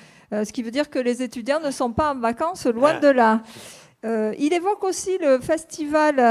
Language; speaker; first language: French; native; French